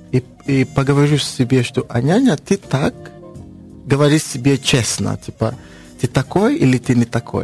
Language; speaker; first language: Russian; non-native, learner; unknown